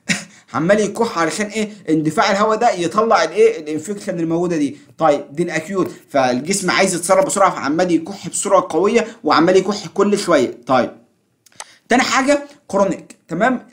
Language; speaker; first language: Arabic; native; Arabic